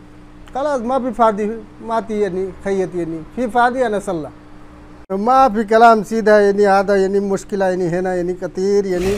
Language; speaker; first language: Arabic; non-native, learner; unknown